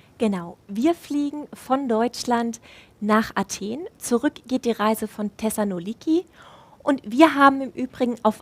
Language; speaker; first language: German; native; German